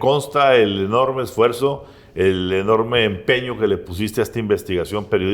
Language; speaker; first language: Spanish; native; Spanish